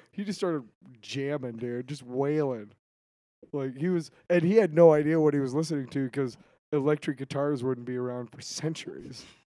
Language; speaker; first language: English; native; English